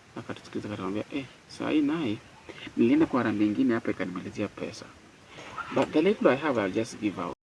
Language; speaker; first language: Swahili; non-native, local second language; Luo (Kenya and Tanzania)